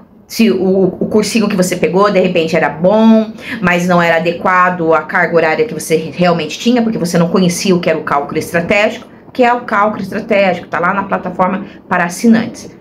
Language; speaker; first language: Portuguese; native; Portuguese